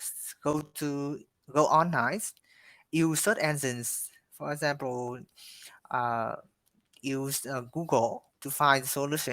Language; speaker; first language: English; non-native, learner; Vietnamese